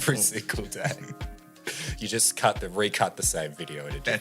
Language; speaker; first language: English; native; English